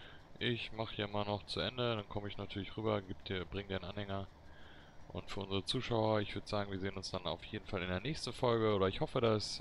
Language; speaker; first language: German; native; German